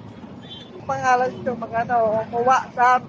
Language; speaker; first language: Filipino; non-native, learner; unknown